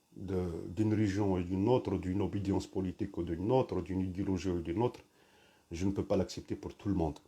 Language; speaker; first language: French; non-native, local second language; Kabyle